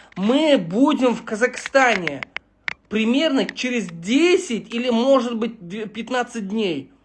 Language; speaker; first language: Russian; non-native, local second language; Uzbek